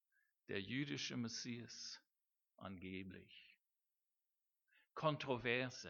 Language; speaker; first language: German; non-native, fluent; English